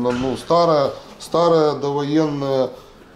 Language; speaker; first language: Russian; native; Russian